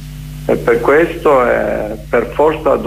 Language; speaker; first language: Italian; non-native, learner; Kurdish